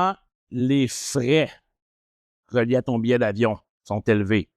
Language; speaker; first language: French; native; French